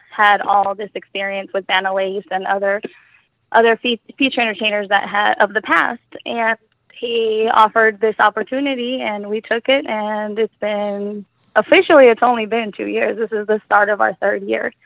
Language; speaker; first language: English; early bilingual, other home language; Spanish